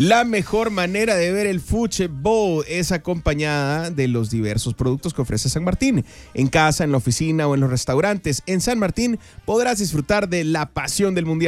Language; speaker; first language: Spanish; native; Spanish